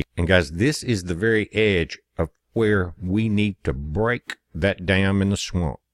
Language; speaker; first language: English; native; English